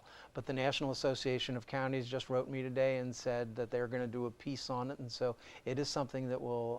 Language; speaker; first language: English; native; English